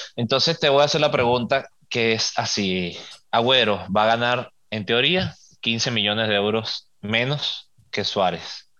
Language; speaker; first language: Spanish; native; Spanish